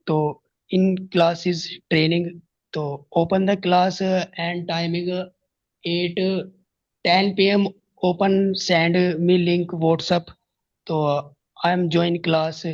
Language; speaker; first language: English; non-native, learner; Hindi